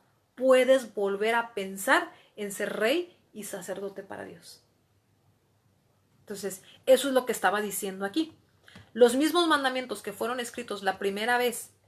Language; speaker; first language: Spanish; native; Spanish